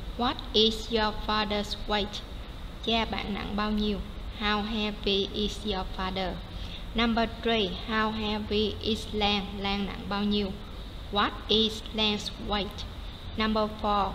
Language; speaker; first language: English; non-native, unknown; Vietnamese